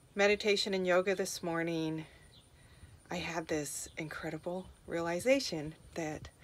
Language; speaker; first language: English; native; English